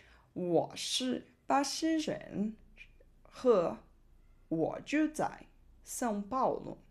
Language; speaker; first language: Chinese; non-native, learner; Portuguese